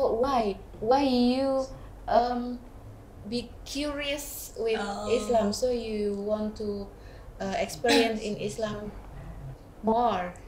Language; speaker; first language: English; non-native, learner; Indonesian